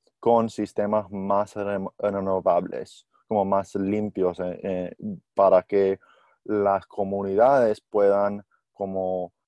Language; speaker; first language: Spanish; non-native, learner; English